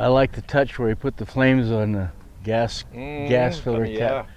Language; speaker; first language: English; native; English